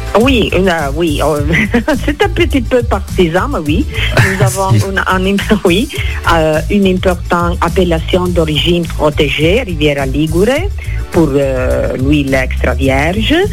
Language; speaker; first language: French; non-native, fluent; Italian